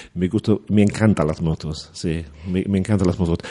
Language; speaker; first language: Spanish; non-native, learner; English